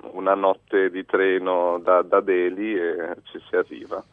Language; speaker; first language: Italian; early bilingual, heritage; Italian